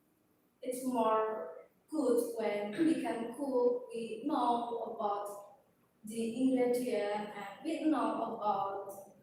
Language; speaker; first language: English; non-native, learner; Indonesian